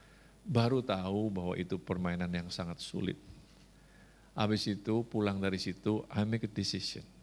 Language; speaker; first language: Indonesian; native; Indonesian